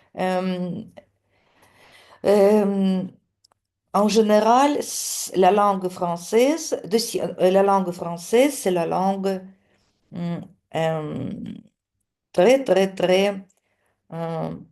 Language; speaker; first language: French; non-native, fluent; Russian